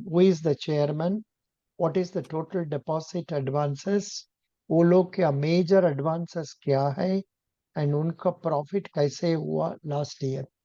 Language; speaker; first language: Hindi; non-native, local second language; Tamil